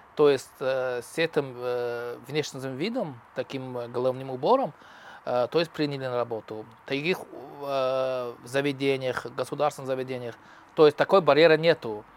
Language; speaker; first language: Russian; non-native, local second language; Tajik